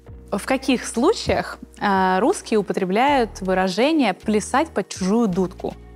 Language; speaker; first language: Russian; native; Russian